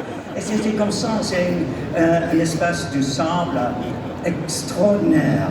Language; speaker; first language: French; non-native, learner; English